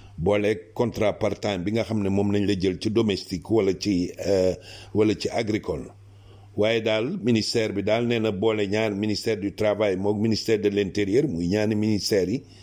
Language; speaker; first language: Wolof; non-native, local second language; Serer